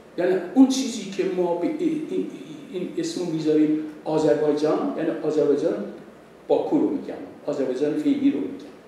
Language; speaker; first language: Persian; non-native, local second language; Azerbaijani